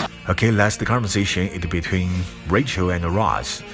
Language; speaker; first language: English; non-native, fluent; Chinese